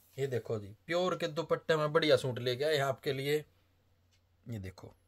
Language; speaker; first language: Hindi; native; Hindi